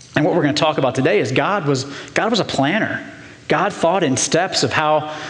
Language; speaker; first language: English; native; English